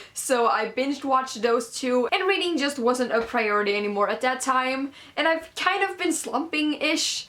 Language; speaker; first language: English; non-native, fluent; Swedish